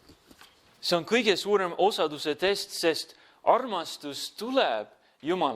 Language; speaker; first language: Estonian; non-native, fluent; English